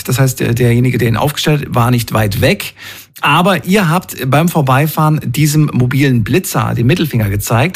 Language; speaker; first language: German; native; German